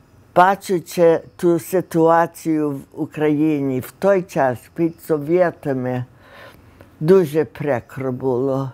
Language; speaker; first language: Ukrainian; early bilingual, heritage; Ukrainian